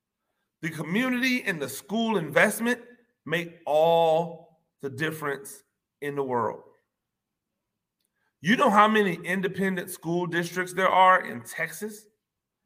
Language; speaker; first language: English; native; English